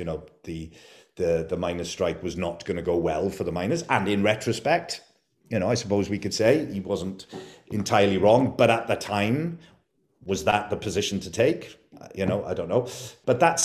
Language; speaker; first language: English; native; English